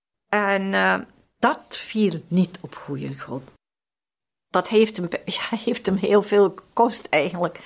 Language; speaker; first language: Dutch; non-native, fluent; German